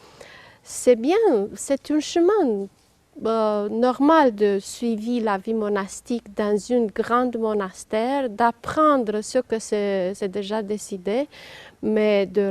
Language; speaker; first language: French; non-native, fluent; Romanian